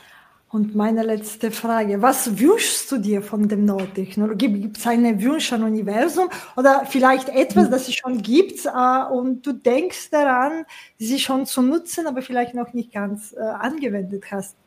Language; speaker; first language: German; non-native, fluent; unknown